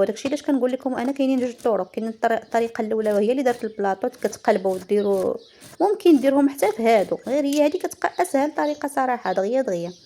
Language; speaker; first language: Arabic; native; Arabic